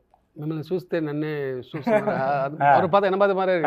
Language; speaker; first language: Telugu; non-native, learner; Tamil